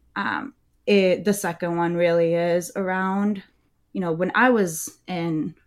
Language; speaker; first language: English; early bilingual, other home language; Spanish